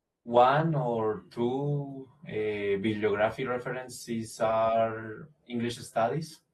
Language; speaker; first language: English; non-native, learner; Spanish